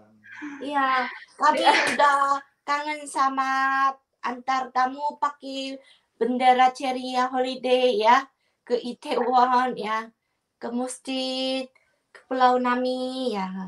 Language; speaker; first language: Indonesian; non-native, fluent; Korean